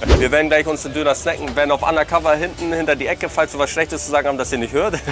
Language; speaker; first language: German; native; German